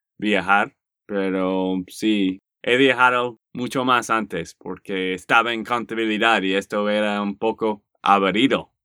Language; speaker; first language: Spanish; non-native, learner; English